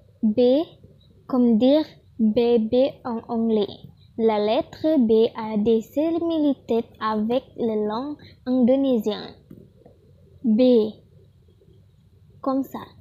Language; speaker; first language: French; non-native, learner; Indonesian